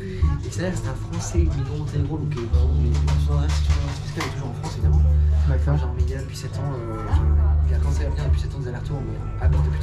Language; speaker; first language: French; native; French